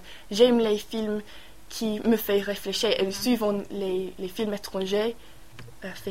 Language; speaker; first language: French; non-native, learner; English